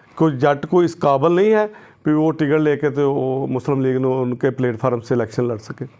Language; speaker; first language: Urdu; non-native, local second language; Punjabi